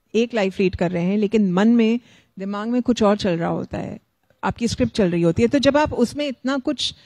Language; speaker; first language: Hindi; native; Hindi